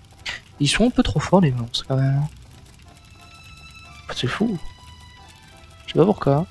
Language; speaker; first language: French; native; French